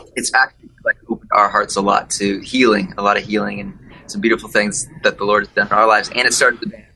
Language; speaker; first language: English; native; English